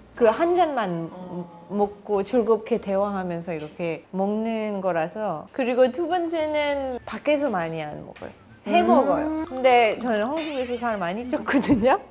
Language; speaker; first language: Korean; non-native, fluent; French